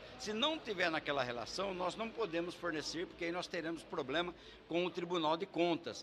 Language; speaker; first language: Portuguese; native; Portuguese